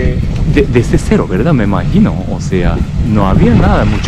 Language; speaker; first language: Spanish; non-native, learner; Japanese